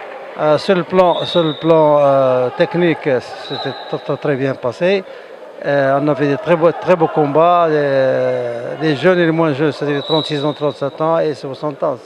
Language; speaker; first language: French; non-native, local second language; Arabic